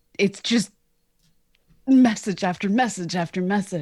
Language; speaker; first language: English; native; English